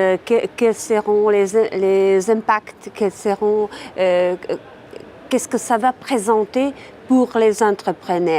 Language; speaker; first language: French; non-native, fluent; Czech